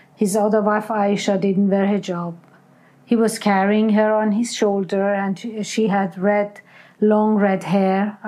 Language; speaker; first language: English; non-native, fluent; Persian